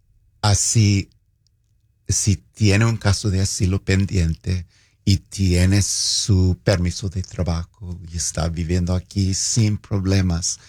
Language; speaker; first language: Spanish; non-native, fluent; English